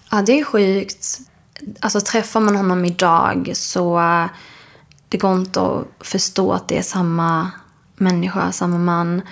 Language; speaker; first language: Swedish; early bilingual, other home language; Arabic